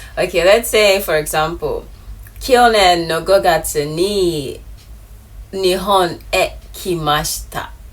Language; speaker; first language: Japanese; non-native, learner; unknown